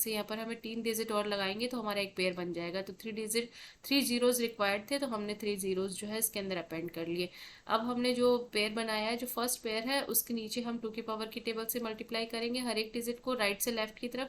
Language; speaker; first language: Hindi; native; Hindi